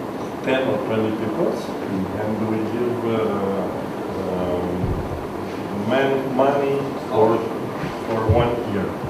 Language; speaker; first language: English; non-native, learner; Romanian